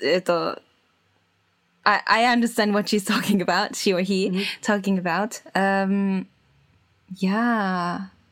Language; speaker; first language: English; early bilingual, other home language; Japanese